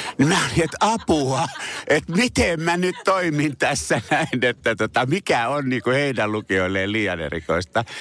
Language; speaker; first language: Finnish; native; Finnish